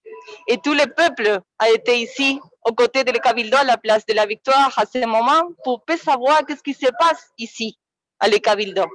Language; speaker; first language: French; non-native, fluent; Spanish